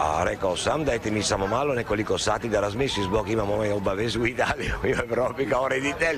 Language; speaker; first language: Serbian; non-native, learner; Italian